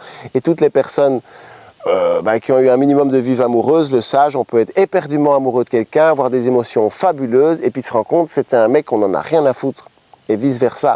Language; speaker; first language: French; native; French